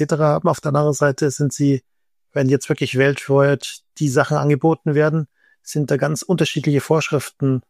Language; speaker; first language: German; native; German